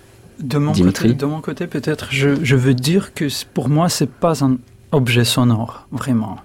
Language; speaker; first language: French; non-native, fluent; Russian